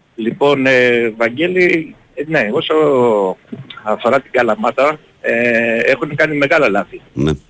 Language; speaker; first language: Greek; native; Greek